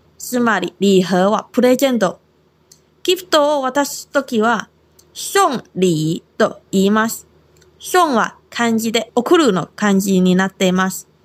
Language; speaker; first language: Japanese; non-native, fluent; Chinese